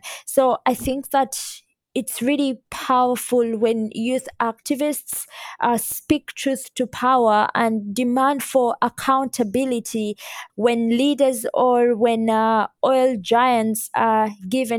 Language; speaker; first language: English; non-native, local second language; Ganda